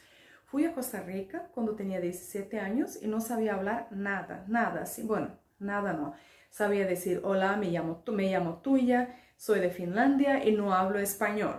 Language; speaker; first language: Spanish; non-native, fluent; Finnish